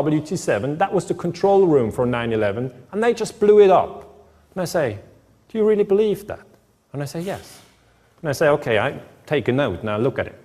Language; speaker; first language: English; non-native, fluent; German